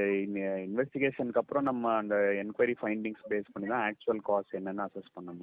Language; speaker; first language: Tamil; native; Tamil